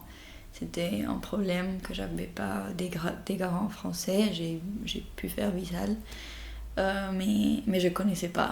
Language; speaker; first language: French; non-native, fluent; Spanish